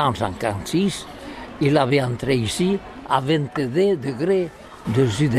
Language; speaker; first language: French; non-native, learner; Catalan